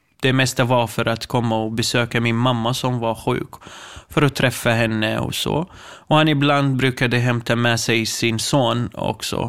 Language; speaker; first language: Swedish; non-native, fluent; Kurdish